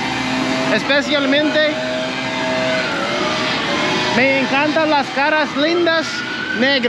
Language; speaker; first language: Spanish; non-native, learner; English